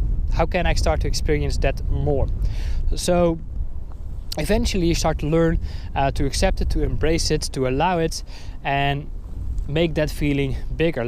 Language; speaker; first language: English; non-native, fluent; Dutch